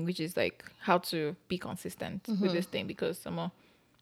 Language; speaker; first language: English; non-native, local second language; Yoruba